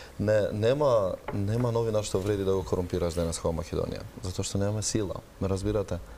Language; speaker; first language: Macedonian; non-native, local second language; Albanian